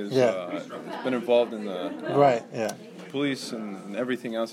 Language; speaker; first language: English; native; English